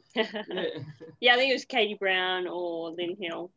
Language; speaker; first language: English; native; English